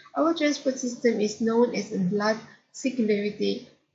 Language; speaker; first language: English; non-native, local second language; Malay